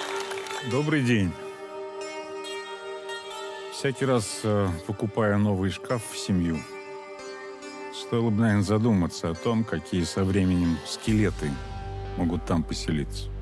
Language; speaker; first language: Russian; native; Russian